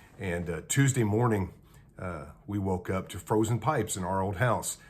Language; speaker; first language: English; native; English